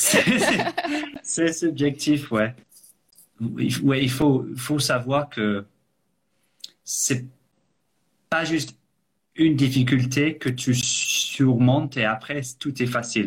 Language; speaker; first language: French; non-native, fluent; English